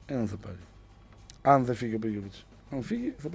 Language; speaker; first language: Greek; native; Greek